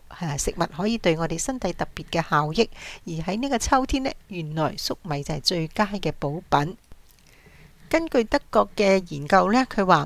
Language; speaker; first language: Chinese; non-native, local second language; Cantonese